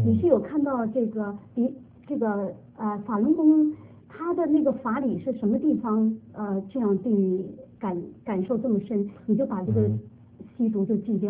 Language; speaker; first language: Chinese; native; Chinese